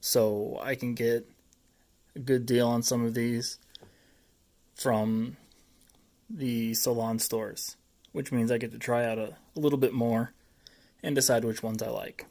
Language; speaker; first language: English; native; English